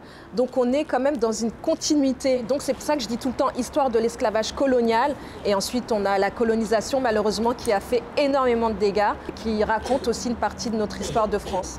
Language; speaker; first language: French; native; French